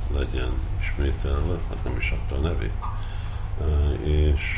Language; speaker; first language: Hungarian; early bilingual, heritage; Hungarian